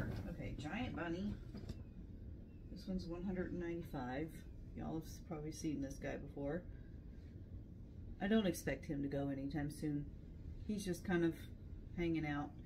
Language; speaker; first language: English; native; English